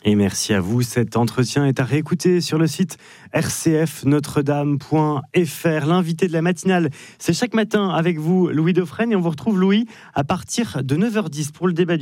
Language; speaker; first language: French; native; French